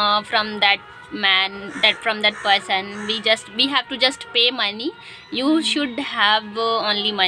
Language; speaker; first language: English; non-native, learner; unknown